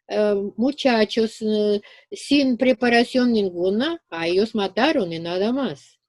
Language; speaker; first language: Spanish; non-native, fluent; Russian